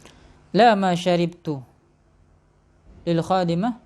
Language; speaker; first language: Arabic; non-native, fluent; Indonesian